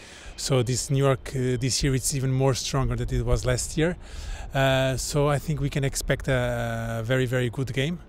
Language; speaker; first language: English; non-native, fluent; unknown